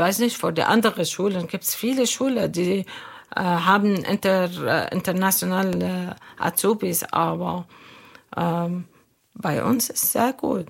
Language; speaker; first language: German; non-native, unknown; Arabic